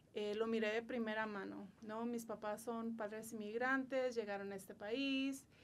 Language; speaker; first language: Spanish; native; Spanish